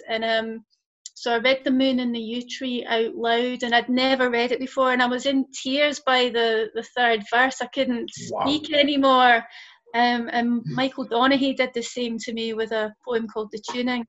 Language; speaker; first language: English; native; English